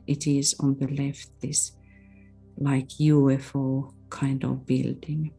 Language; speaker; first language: English; non-native, fluent; Finnish